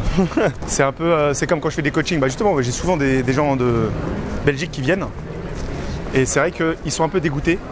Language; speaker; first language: French; native; French